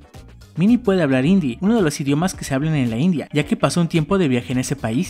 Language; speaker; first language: Spanish; native; Spanish